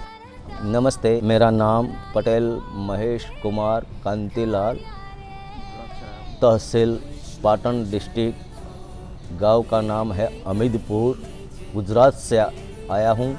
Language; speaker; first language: Hindi; non-native, local second language; Gujarati